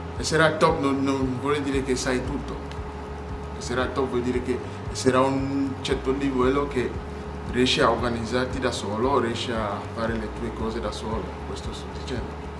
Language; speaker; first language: Italian; non-native, fluent; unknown